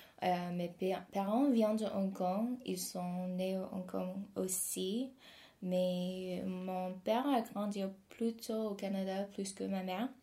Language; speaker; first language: French; non-native, fluent; English